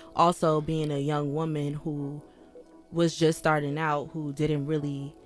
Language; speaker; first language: English; native; English